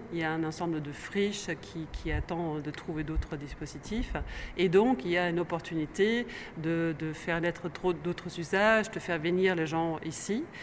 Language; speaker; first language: French; native; French